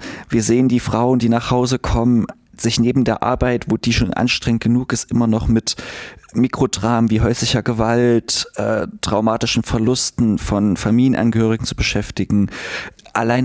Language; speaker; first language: German; native; German